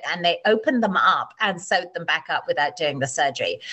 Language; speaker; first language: English; native; English